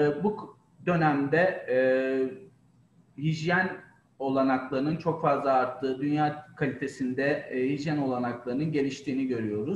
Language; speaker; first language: Turkish; native; Turkish